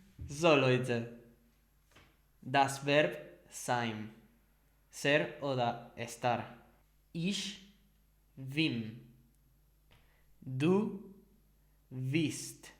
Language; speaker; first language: German; non-native, learner; Spanish